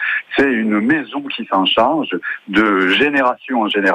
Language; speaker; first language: French; non-native, fluent; Japanese